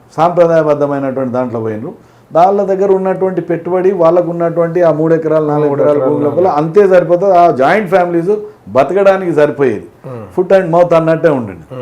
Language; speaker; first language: Telugu; native; Telugu